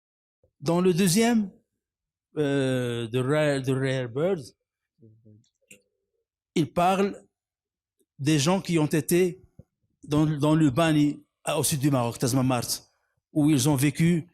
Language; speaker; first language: French; non-native, local second language; Arabic